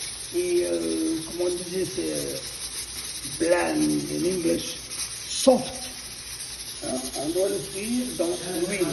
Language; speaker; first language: French; non-native, local second language; Arabic